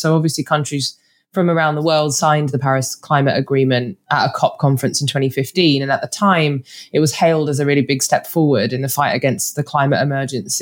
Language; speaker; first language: English; native; English